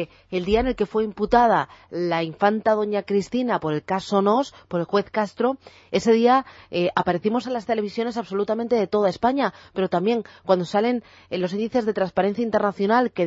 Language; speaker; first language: Spanish; native; Spanish